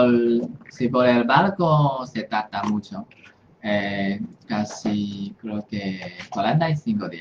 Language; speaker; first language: Spanish; non-native, fluent; Chinese